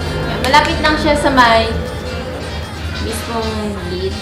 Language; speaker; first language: Filipino; native; Filipino